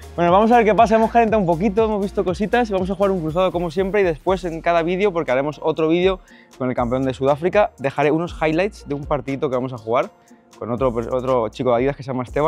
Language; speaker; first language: Spanish; native; Spanish